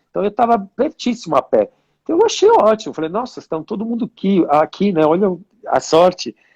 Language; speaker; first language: Portuguese; non-native, fluent; Italian